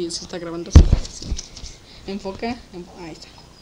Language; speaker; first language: Spanish; native; Spanish